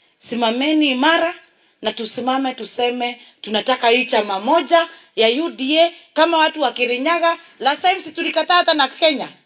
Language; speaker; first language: Swahili; non-native, local second language; Kikuyu